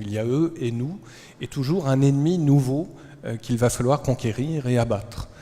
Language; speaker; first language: French; native; French